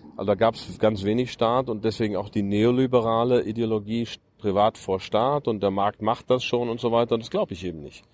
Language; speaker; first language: German; native; German